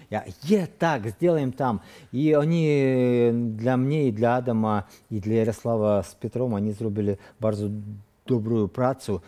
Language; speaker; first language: Polish; non-native, learner; Russian